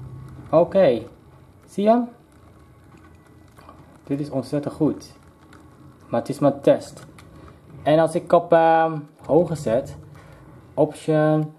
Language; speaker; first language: Dutch; non-native, local second language; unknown